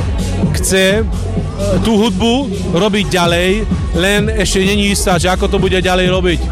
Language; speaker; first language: Slovak; non-native, local second language; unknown